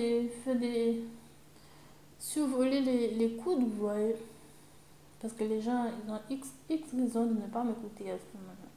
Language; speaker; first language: French; native; French